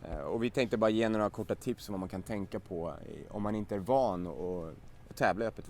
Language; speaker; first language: Swedish; native; Swedish